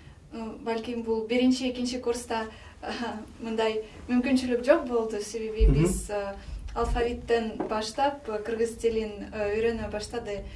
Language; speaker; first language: Kyrgyz; non-native, learner; Russian